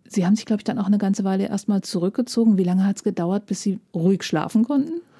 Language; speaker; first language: German; native; German